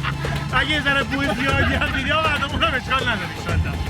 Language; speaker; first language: Persian; native; Persian